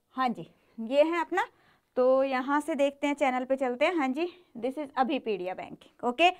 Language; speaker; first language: Hindi; native; Hindi